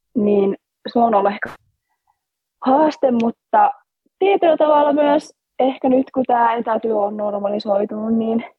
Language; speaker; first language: Finnish; native; Finnish